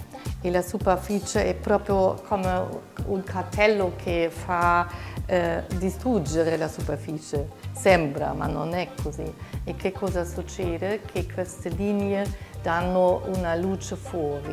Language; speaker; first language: Italian; non-native, fluent; German